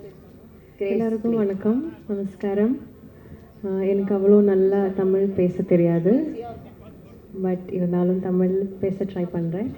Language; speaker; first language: Tamil; non-native, learner; Malayalam